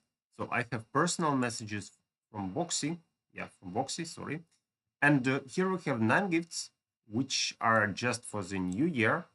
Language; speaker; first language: English; non-native, fluent; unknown